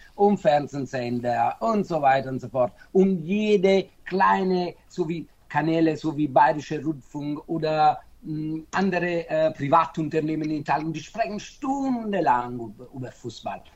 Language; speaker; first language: German; non-native, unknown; Italian